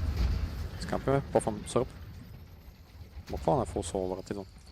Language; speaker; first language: Bulgarian; native; Bulgarian